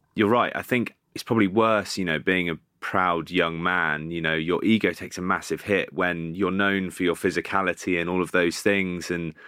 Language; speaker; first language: English; native; English